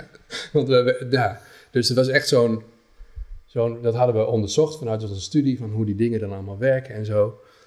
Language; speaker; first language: Dutch; native; Dutch